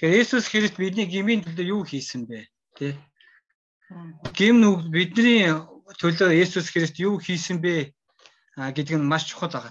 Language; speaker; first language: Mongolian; non-native, fluent; Korean